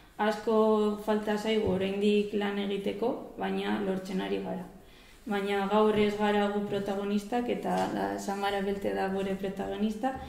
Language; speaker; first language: Basque; non-native, local second language; Spanish